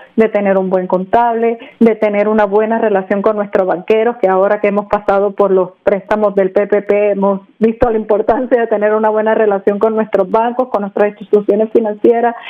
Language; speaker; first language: Spanish; native; Spanish